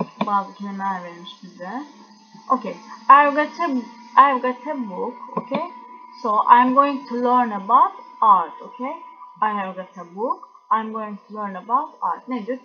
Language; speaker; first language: English; non-native, fluent; Turkish